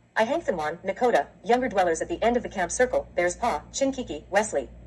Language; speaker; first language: English; native; English